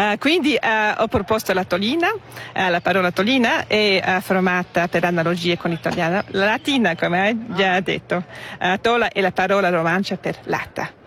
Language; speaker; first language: Italian; non-native, local second language; Romansh